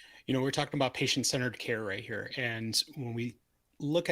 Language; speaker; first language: English; native; English